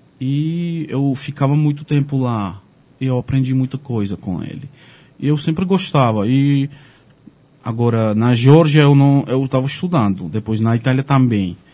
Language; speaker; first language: Portuguese; non-native, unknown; Georgian